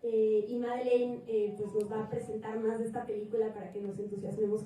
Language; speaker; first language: Spanish; native; Spanish